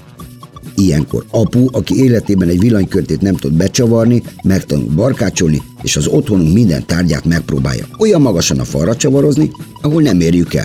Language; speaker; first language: Hungarian; native; Hungarian